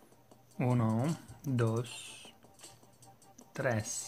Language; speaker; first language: Spanish; non-native, learner; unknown